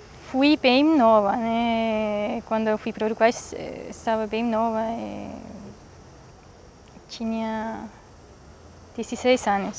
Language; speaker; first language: Portuguese; non-native, fluent; Swiss German